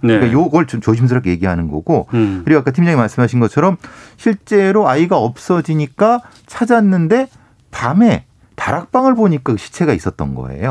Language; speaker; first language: Korean; native; Korean